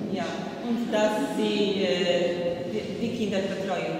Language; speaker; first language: German; non-native, learner; Polish